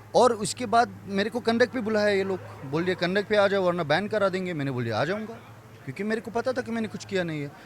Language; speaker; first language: Hindi; non-native, fluent; Persian